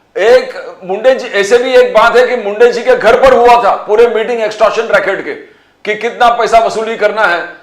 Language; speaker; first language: Hindi; non-native, local second language; Malayalam